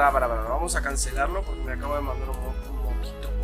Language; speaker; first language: Spanish; native; Spanish